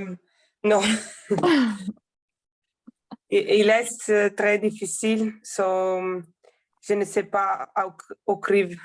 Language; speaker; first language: French; non-native, learner; Italian